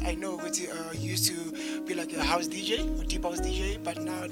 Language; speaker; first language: English; non-native, local second language; Zulu